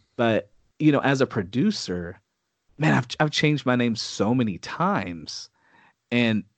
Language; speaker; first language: English; native; English